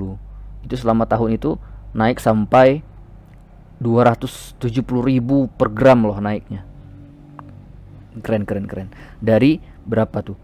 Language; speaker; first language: Indonesian; native; Indonesian